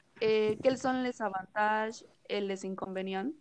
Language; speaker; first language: French; non-native, learner; Spanish